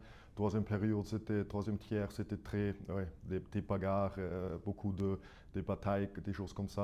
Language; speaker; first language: French; non-native, fluent; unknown